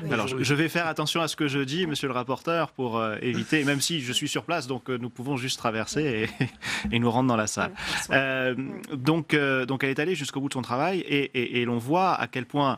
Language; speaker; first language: French; native; French